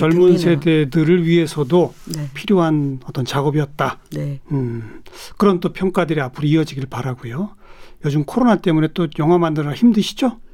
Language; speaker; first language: Korean; native; Korean